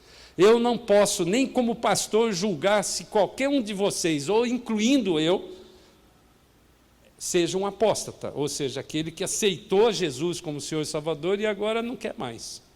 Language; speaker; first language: Portuguese; native; Portuguese